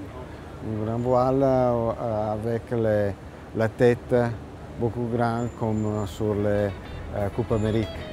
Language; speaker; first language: French; non-native, learner; Italian